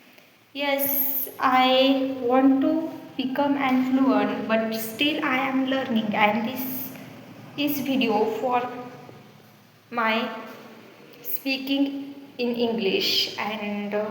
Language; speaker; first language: English; non-native, learner; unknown